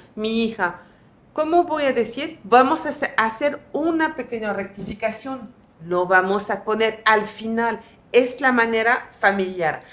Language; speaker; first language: Spanish; non-native, fluent; French